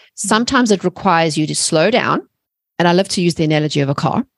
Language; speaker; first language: English; native; English